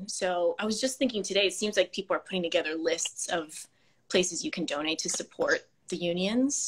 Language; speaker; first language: English; early bilingual, other home language; Spanish